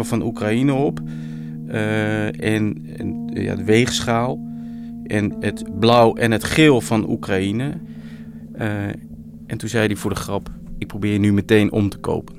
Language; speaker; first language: Dutch; native; Dutch